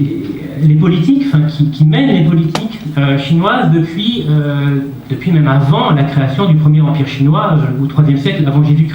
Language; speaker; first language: French; native; French